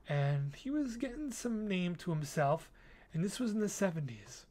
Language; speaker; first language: English; native; English